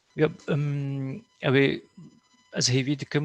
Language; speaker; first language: German; non-native, fluent; Kurdish